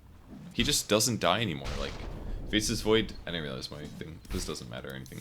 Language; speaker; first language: English; native; English